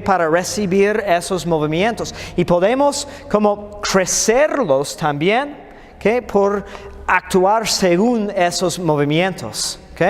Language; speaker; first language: Spanish; non-native, fluent; English